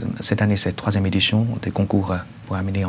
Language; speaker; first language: French; non-native, learner; Chinese